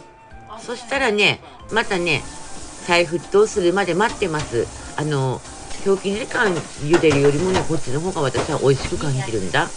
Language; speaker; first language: Japanese; native; Japanese